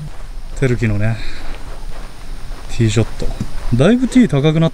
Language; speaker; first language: Japanese; native; Japanese